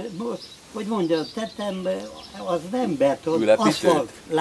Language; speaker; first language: Hungarian; non-native, local second language; Romanian